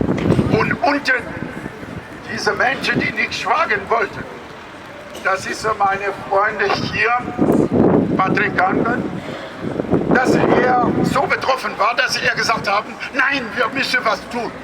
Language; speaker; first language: German; non-native, learner; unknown